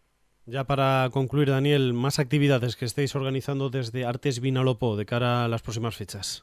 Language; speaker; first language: Spanish; native; Spanish